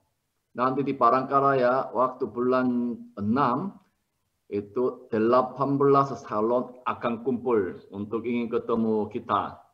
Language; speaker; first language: Indonesian; non-native, learner; Korean